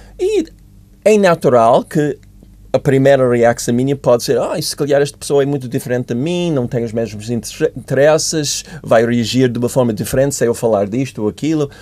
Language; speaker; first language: Portuguese; non-native, fluent; English